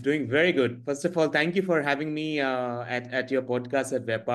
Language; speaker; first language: English; non-native, local second language; Hindi